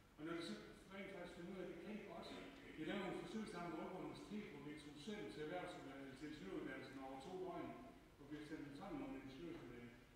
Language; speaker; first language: Danish; native; Danish